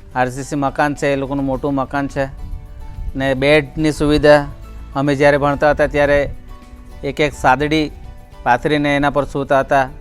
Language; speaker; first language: Gujarati; non-native, local second language; Kukna